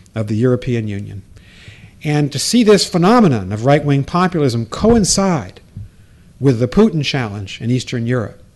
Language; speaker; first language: English; native; English